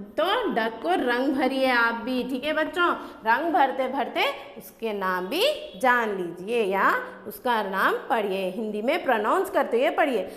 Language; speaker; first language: Hindi; native; Hindi